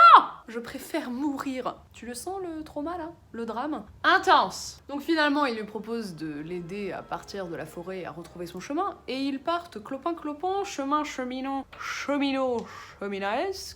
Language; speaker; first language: French; native; French